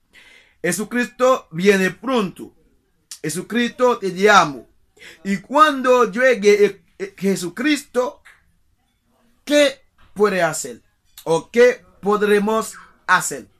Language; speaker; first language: Spanish; non-native, learner; Haitian Creole